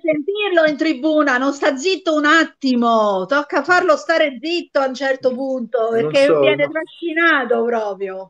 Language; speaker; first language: Italian; native; Italian